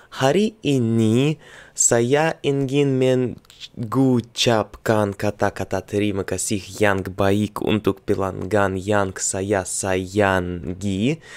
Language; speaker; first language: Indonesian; non-native, learner; Russian